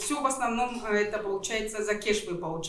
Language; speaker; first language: Russian; non-native, local second language; Kyrgyz